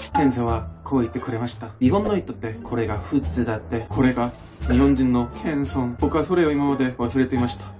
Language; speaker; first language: Japanese; non-native, learner; Korean